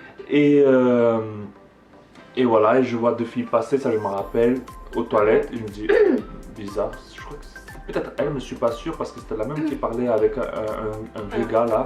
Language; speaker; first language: French; native; French